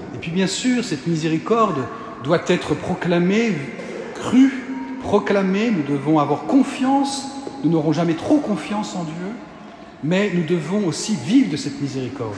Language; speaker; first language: French; native; French